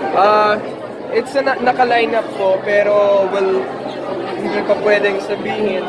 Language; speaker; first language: Filipino; early bilingual, heritage; Italian